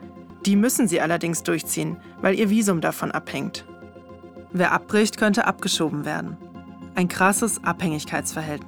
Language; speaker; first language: German; native; German